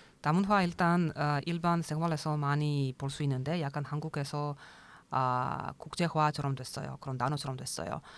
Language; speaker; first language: Korean; non-native, learner; Croatian